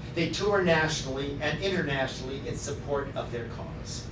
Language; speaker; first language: English; native; English